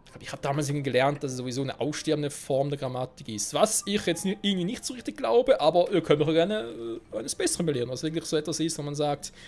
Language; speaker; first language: German; native; German